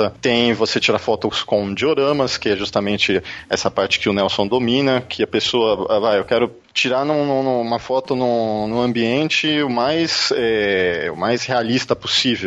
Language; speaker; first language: Portuguese; native; Portuguese